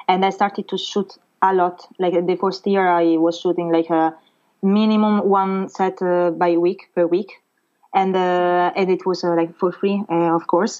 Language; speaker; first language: English; non-native, fluent; Italian